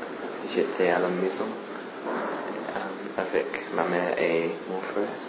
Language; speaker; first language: French; non-native, learner; English